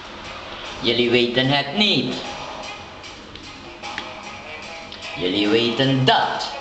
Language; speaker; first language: Dutch; non-native, local second language; Papiamento